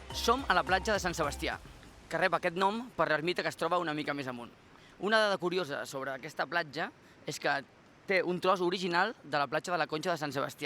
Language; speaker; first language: Catalan; native; Catalan